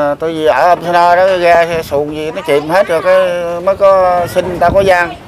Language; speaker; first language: Vietnamese; early bilingual, heritage; Vietnamese